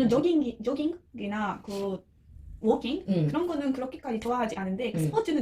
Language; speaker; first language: Korean; non-native, learner; Japanese